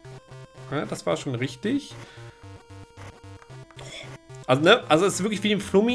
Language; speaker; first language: German; native; German